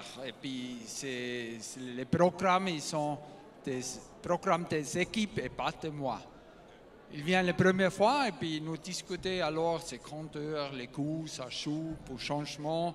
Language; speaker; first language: French; non-native, learner; German